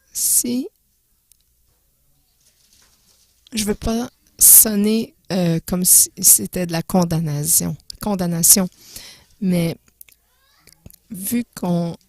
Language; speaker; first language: French; non-native, fluent; English